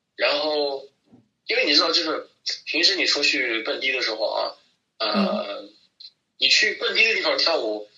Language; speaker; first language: Chinese; native; Chinese